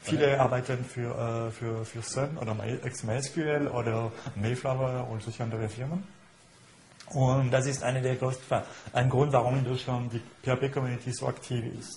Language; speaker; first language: German; non-native, fluent; French